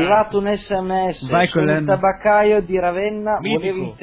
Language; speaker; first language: Italian; native; Italian